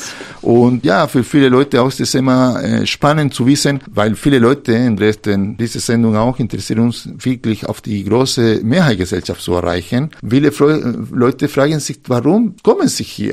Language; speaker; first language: German; non-native, fluent; Spanish